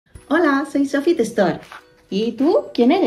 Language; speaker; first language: Spanish; native; Spanish